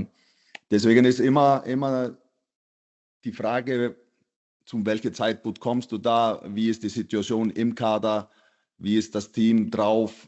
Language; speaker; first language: German; non-native, fluent; Icelandic